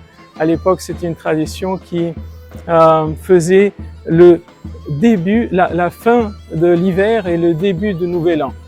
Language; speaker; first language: French; non-native, fluent; Bulgarian